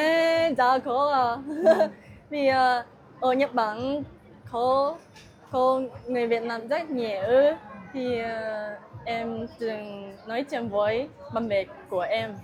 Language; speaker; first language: Vietnamese; non-native, learner; Japanese